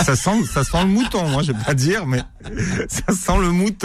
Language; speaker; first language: French; native; French